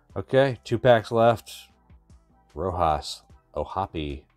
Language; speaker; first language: English; native; English